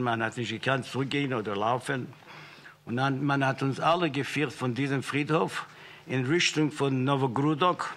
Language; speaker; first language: German; non-native, fluent; Yiddish